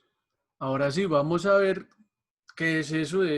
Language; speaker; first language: Spanish; native; Spanish